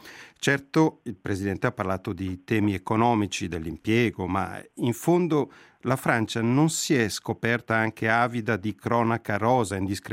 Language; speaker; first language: Italian; native; Italian